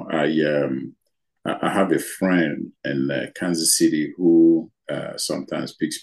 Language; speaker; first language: English; non-native, local second language; Igbo